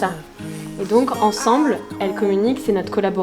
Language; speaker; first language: French; native; French